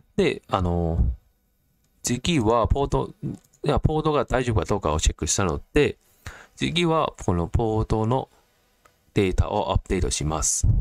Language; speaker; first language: Japanese; non-native, fluent; Cantonese